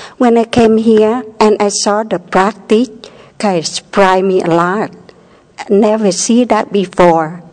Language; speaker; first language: English; non-native, learner; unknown